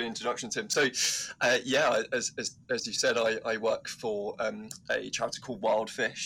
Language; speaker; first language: English; native; English